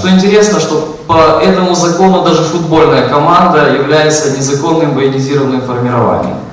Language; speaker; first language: Russian; non-native, local second language; Ukrainian